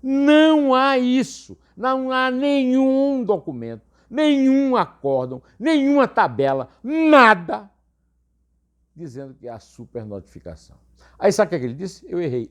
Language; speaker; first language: Portuguese; native; Portuguese